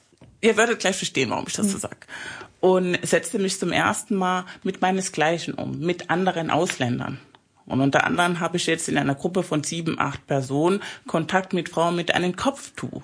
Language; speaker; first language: German; early bilingual, other home language; Spanish